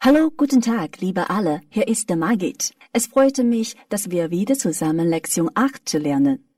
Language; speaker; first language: German; non-native, fluent; Chinese